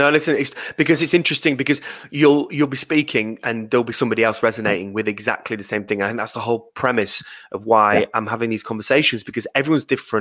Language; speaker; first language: English; native; English